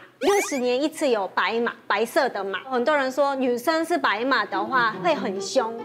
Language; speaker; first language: Chinese; non-native, fluent; Korean